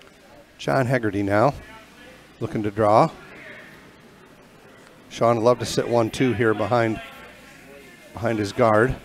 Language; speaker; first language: English; native; English